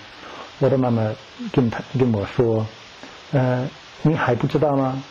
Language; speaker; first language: Chinese; non-native, learner; English